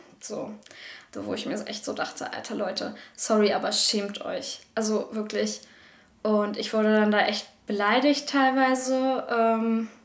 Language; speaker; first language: German; native; German